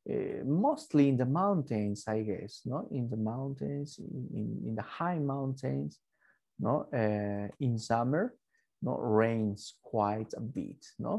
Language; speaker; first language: English; non-native, fluent; Spanish